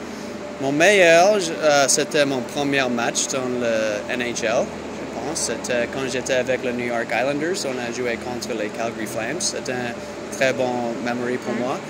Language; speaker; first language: French; non-native, learner; English